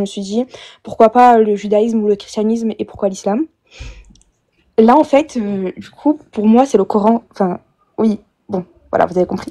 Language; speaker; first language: French; native; French